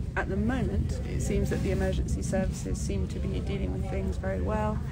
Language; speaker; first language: English; native; English